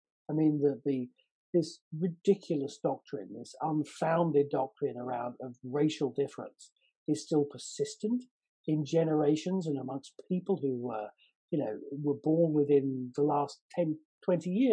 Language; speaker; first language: English; native; English